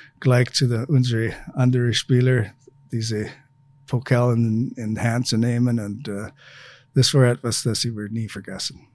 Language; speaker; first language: German; non-native, fluent; English